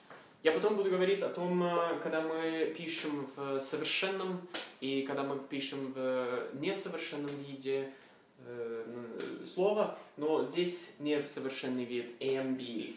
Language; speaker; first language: Russian; non-native, learner; Norwegian